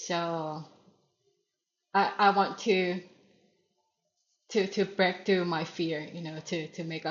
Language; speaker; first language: English; non-native, learner; Thai